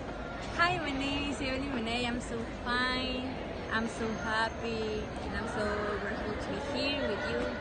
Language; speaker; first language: English; non-native, learner; Spanish